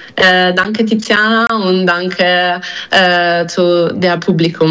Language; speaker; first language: German; non-native, learner; Italian